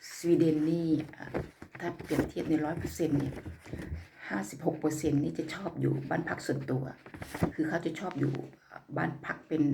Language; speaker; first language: Thai; native; Thai